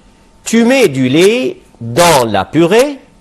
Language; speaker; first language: French; non-native, fluent; Arabic